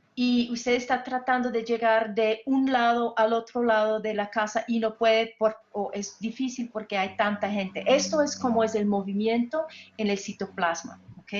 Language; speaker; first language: Spanish; non-native, fluent; English